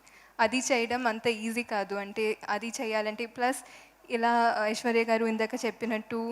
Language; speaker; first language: Telugu; non-native, local second language; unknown